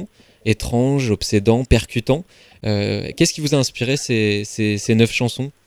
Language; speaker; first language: French; native; French